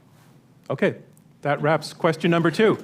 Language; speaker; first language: English; native; English